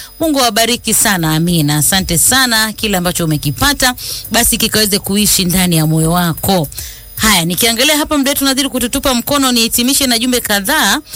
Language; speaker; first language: Swahili; native; Swahili